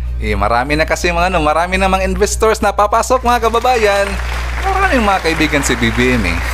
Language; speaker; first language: Filipino; non-native, local second language; Cebuano